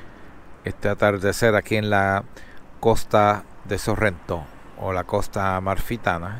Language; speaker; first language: Spanish; native; Spanish